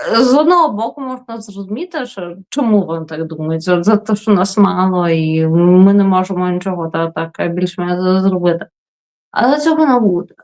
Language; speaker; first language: Ukrainian; non-native, fluent; Lithuanian